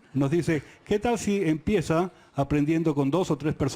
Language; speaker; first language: Spanish; native; Spanish